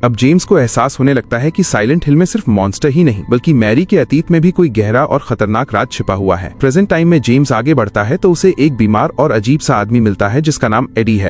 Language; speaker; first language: Hindi; native; Hindi